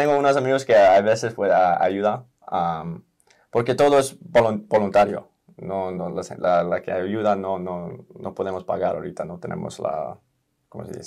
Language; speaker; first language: Spanish; early bilingual, heritage; Spanish